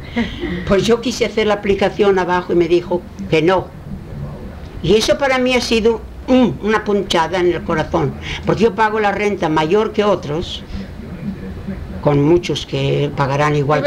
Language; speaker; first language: Spanish; early bilingual, heritage; Spanish